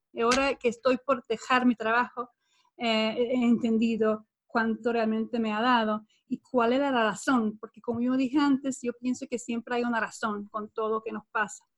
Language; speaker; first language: Spanish; non-native, fluent; Swedish